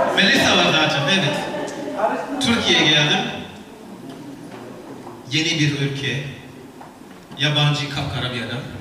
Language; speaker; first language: Turkish; non-native, fluent; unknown